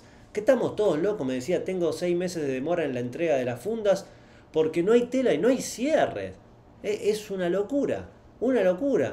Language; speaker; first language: Spanish; native; Spanish